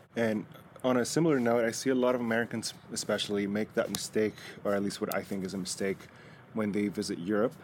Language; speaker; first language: English; non-native, fluent; Greek